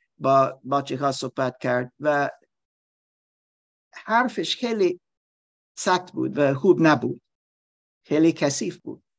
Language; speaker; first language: Persian; non-native, learner; German